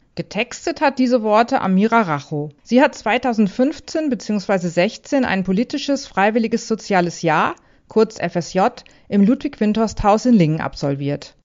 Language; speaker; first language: German; native; German